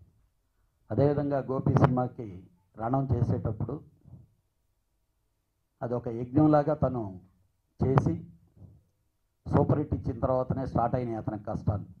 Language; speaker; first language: Telugu; native; Telugu